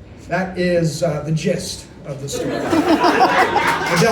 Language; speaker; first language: English; native; English